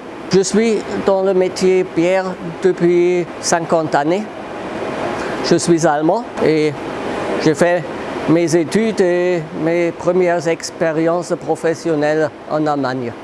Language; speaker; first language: French; non-native, fluent; German